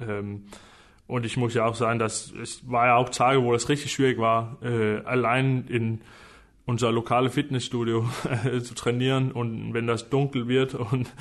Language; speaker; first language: German; non-native, fluent; Danish